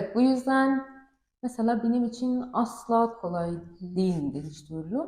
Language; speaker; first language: Turkish; non-native, learner; Persian